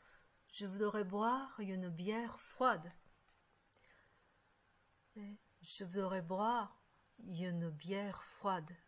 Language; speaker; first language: French; non-native, fluent; Japanese